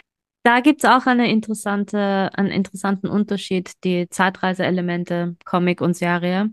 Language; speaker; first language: German; native; German